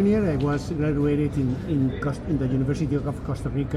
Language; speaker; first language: English; non-native, fluent; Spanish